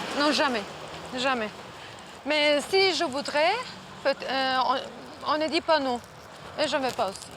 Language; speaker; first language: French; non-native, learner; Turkish